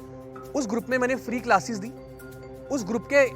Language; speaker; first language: Hindi; native; Hindi